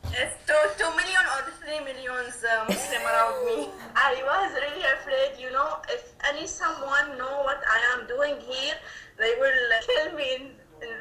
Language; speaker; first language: English; non-native, learner; Arabic